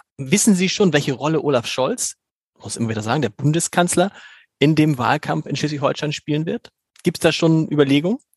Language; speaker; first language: German; native; German